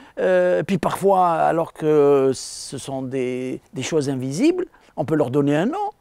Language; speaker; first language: French; non-native, local second language; Arabic